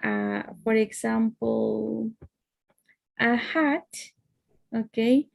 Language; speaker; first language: English; non-native, fluent; Spanish